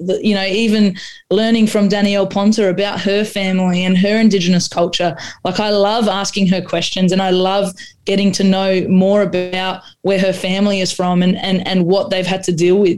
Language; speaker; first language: English; non-native, local second language; Croatian